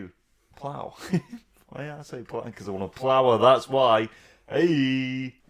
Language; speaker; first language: English; native; English